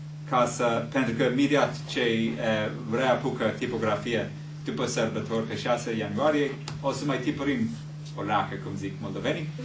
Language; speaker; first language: Romanian; non-native, fluent; English